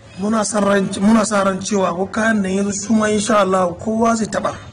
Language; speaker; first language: Hausa; non-native, local second language; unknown